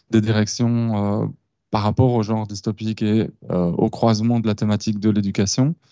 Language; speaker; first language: French; native; French